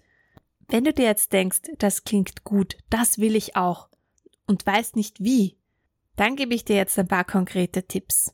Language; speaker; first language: German; native; German